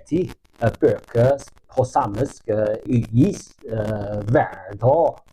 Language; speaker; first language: Norwegian; non-native, learner; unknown